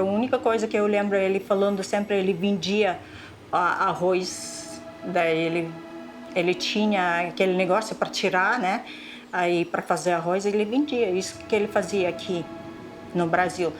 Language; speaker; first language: Portuguese; non-native, local second language; Russian